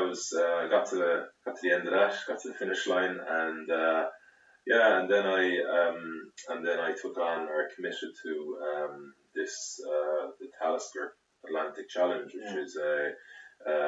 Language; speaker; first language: English; native; English